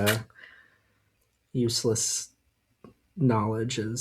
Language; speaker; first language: English; native; English